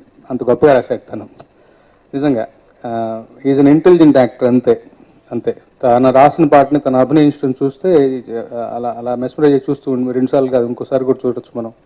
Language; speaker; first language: Telugu; native; Telugu